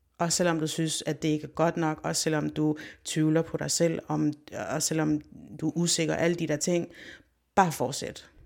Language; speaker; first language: Danish; early bilingual, other home language; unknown